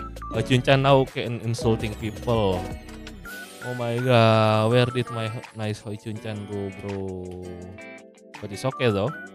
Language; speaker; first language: English; non-native, learner; Indonesian